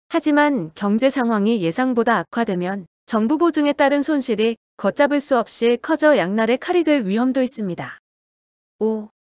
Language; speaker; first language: Korean; native; Korean